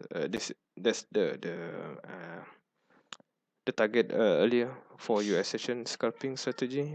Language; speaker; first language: English; non-native, fluent; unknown